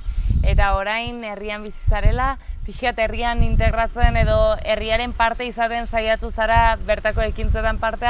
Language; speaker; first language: Basque; native; Basque